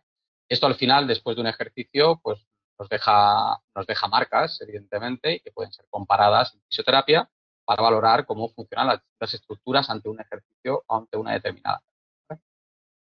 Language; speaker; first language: Spanish; native; Spanish